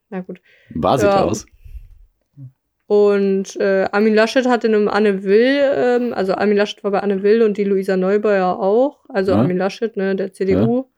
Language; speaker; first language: German; native; German